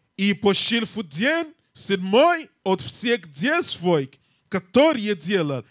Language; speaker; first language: Russian; non-native, learner; English